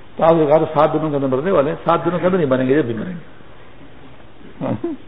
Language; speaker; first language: Urdu; non-native, local second language; Pashto